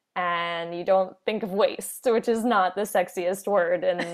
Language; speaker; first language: English; native; English